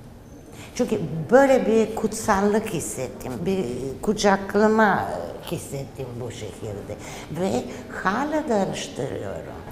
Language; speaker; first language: Turkish; non-native, fluent; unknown